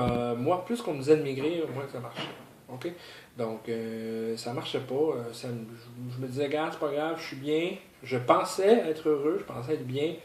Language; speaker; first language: French; native; French